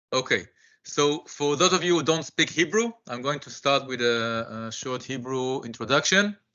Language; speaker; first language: English; non-native, fluent; Hebrew